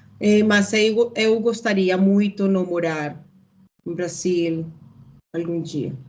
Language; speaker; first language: Portuguese; non-native, learner; Spanish